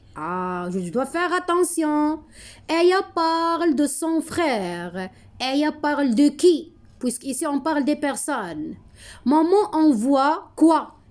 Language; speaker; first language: French; non-native, local second language; Arabic